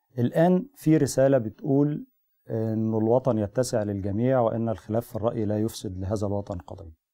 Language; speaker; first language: Arabic; native; Arabic